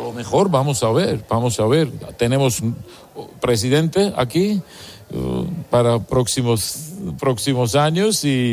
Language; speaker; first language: Spanish; non-native, learner; Georgian